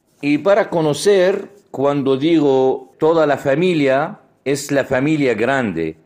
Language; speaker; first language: Spanish; non-native, fluent; Arabic